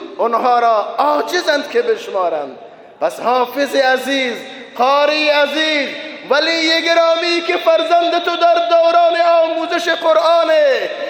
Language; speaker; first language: Persian; non-native, local second language; Baluchi